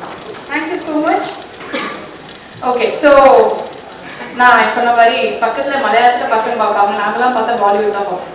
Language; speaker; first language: Tamil; native; Tamil